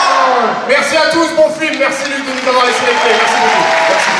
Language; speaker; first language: French; native; French